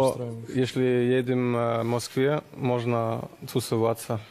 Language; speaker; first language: Russian; non-native, learner; German